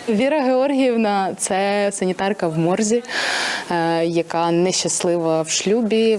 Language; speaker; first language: Ukrainian; native; Ukrainian